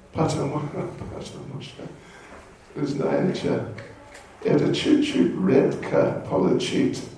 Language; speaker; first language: Russian; non-native, learner; English